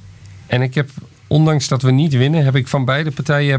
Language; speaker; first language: Dutch; native; Dutch